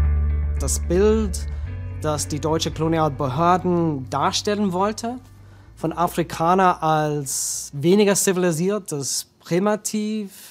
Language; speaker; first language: German; non-native, fluent; English